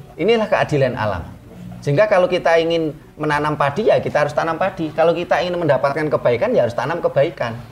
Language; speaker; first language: Indonesian; non-native, local second language; Javanese